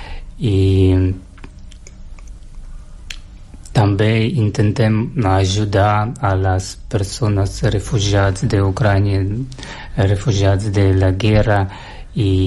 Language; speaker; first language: Catalan; non-native, learner; Russian